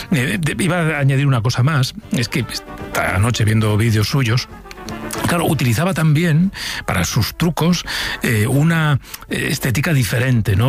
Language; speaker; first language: Spanish; native; Spanish